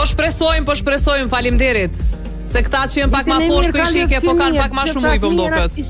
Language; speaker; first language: Albanian; native; Albanian